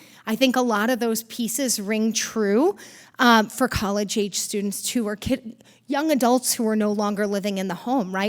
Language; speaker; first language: English; native; English